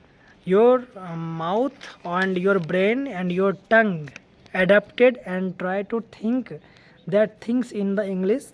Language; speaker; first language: English; non-native, learner; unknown